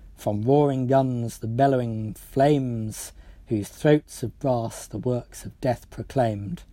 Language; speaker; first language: English; native; English